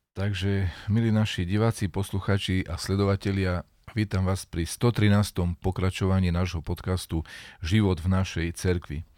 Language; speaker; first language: Slovak; native; Slovak